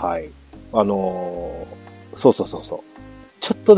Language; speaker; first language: Japanese; native; Japanese